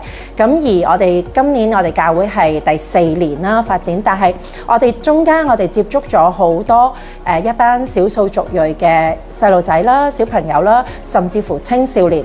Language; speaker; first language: Cantonese; native; Cantonese